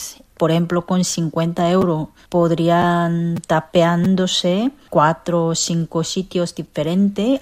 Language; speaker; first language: Spanish; non-native, learner; Korean